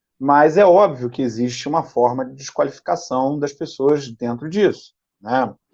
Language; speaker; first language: Portuguese; native; Portuguese